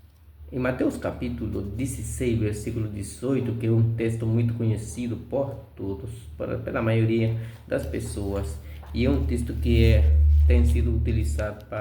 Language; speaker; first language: Portuguese; non-native, fluent; Spanish